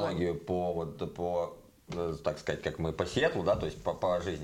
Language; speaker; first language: Russian; native; Russian